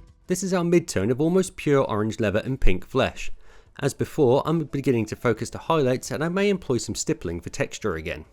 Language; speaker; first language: English; native; English